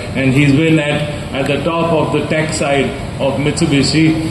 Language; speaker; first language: English; non-native, local second language; Tamil